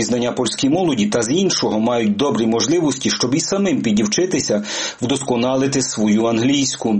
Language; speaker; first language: Ukrainian; native; Ukrainian